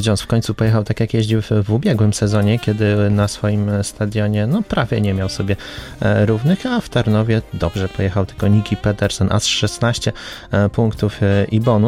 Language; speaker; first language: Polish; native; Polish